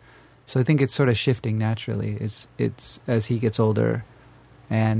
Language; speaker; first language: English; native; English